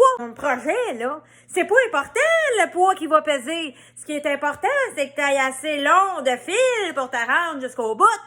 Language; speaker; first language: French; native; French